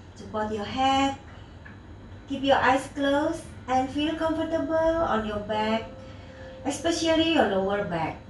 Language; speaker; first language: English; non-native, learner; Indonesian